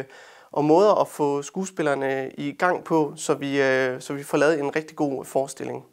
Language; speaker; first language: Danish; native; Danish